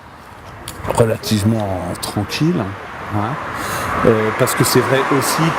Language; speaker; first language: French; native; French